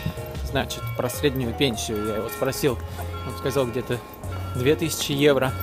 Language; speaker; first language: Russian; native; Russian